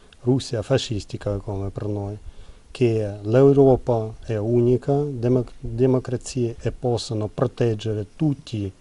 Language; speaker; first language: Italian; non-native, learner; Ukrainian